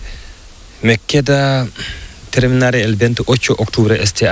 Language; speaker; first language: Spanish; non-native, learner; Fula